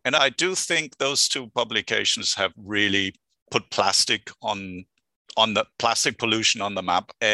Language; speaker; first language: English; non-native, fluent; German